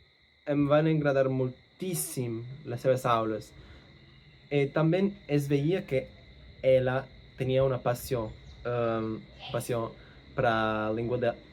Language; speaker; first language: Catalan; non-native, fluent; English